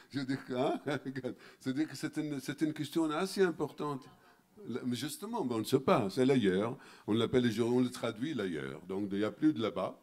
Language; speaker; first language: French; non-native, fluent; Arabic